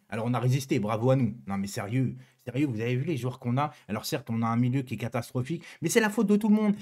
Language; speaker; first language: French; native; French